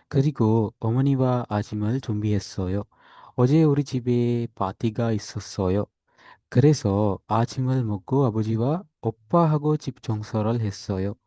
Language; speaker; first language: Korean; non-native, fluent; Sinhala